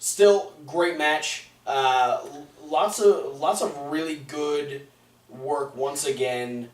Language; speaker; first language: English; native; English